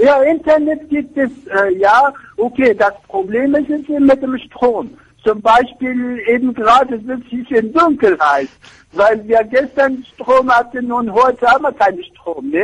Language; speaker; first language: German; non-native, fluent; Persian